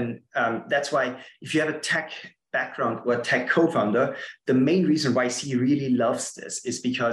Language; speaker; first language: English; non-native, fluent; German